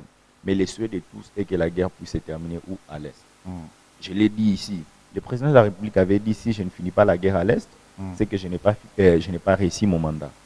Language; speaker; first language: French; non-native, local second language; Lingala